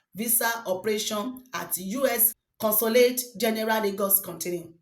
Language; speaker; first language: English; non-native, local second language; Yoruba